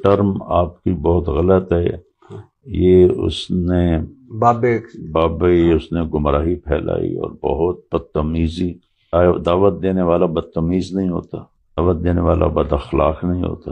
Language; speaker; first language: Urdu; native; Urdu